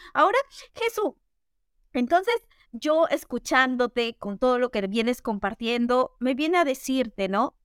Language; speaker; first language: Spanish; native; Spanish